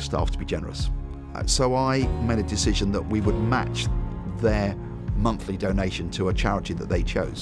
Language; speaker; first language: English; native; English